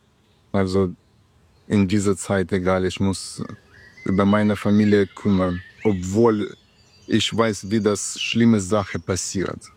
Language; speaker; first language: German; non-native, learner; Russian